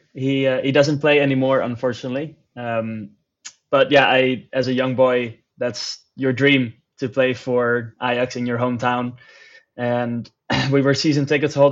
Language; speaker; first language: English; non-native, fluent; Dutch